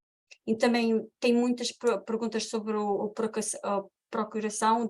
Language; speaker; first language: Portuguese; early bilingual, heritage; Portuguese